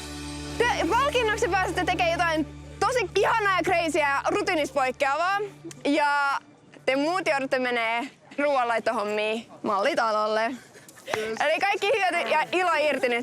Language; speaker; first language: Finnish; native; Finnish